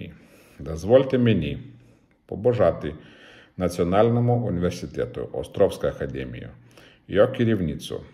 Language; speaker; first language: Ukrainian; non-native, fluent; Lithuanian